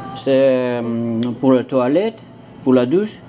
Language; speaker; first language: French; non-native, learner; Russian